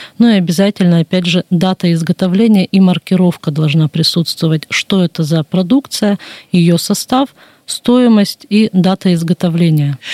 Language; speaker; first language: Russian; native; Russian